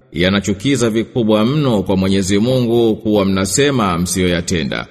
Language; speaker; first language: Swahili; native; Swahili